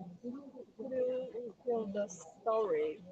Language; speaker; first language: English; non-native, learner; Chinese